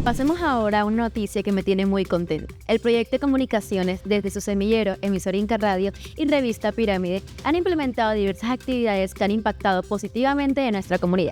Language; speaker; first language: Spanish; native; Spanish